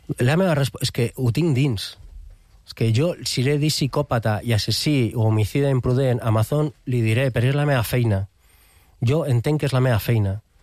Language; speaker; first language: Catalan; non-native, local second language; Spanish